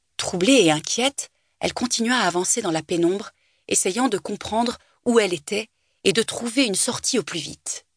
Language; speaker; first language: French; native; French